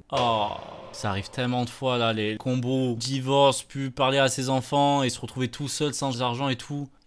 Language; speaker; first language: French; native; French